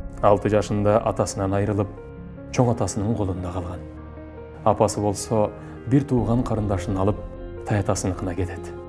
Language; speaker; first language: Kyrgyz; native; Kyrgyz